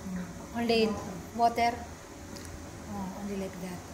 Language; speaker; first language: English; non-native, learner; Filipino